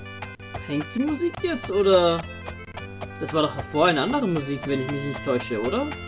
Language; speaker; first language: German; native; German